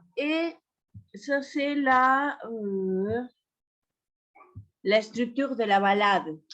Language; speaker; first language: French; non-native, fluent; Spanish